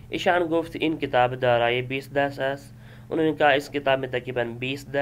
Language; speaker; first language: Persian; non-native, fluent; Urdu